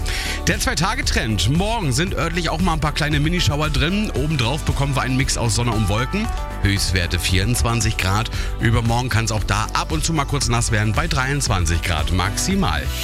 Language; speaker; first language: German; native; German